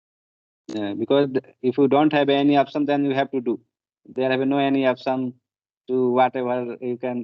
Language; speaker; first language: English; non-native, learner; Hindi